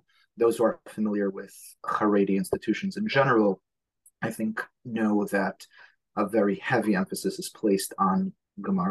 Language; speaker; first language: English; early bilingual, other home language; Hebrew